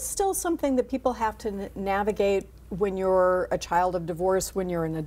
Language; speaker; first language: English; native; English